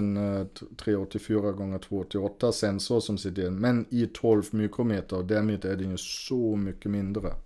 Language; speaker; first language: Swedish; non-native, fluent; German